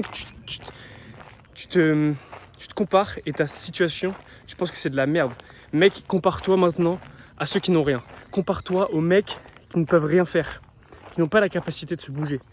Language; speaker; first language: French; native; French